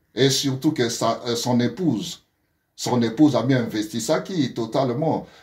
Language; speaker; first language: French; non-native, local second language; Lingala